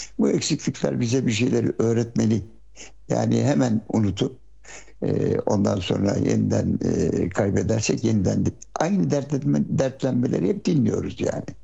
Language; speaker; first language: Turkish; early bilingual, heritage; Turkish